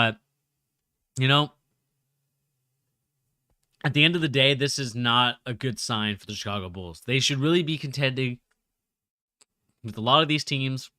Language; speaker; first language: English; native; English